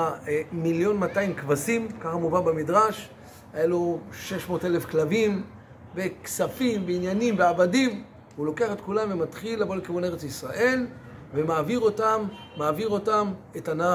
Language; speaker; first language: Hebrew; native; Hebrew